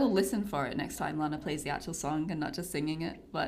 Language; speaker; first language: English; native; English